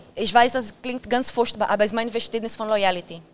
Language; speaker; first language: German; non-native, fluent; Portuguese